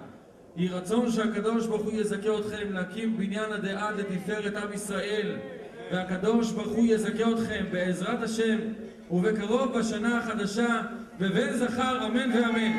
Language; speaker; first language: Hebrew; native; Hebrew